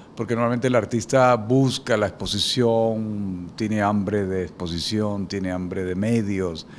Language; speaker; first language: Spanish; native; Spanish